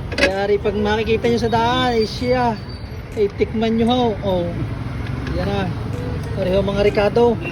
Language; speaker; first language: Filipino; native; Filipino